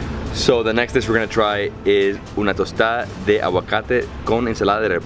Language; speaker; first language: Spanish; non-native, learner; English